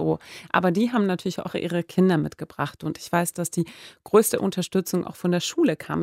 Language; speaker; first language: German; non-native, fluent; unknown